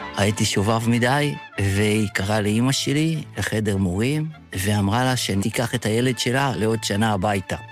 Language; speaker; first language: Hebrew; early bilingual, other home language; Yiddish